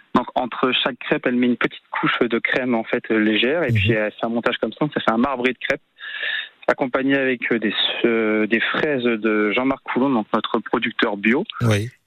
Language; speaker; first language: French; native; French